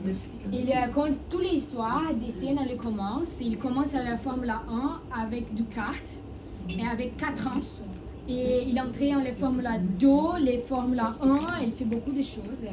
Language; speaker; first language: French; non-native, learner; Portuguese